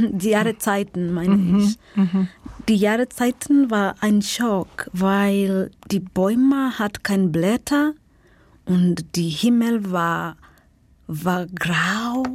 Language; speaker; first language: German; non-native, learner; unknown